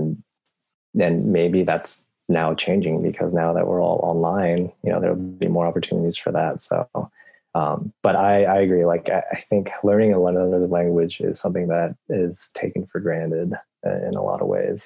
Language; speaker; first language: English; native; English